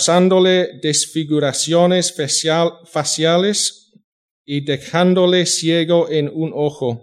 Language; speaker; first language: Spanish; non-native, fluent; English